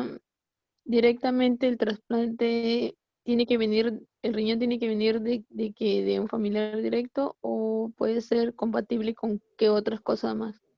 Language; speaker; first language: Spanish; native; Spanish